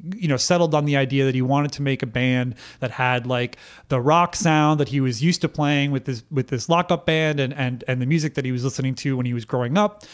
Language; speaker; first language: English; native; English